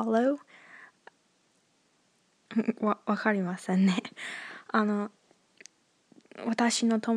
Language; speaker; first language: Japanese; non-native, learner; English